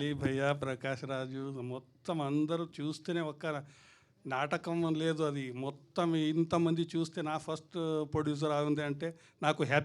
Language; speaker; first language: Telugu; non-native, learner; Hindi